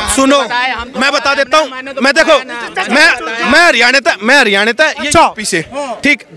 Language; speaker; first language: Hindi; native; Hindi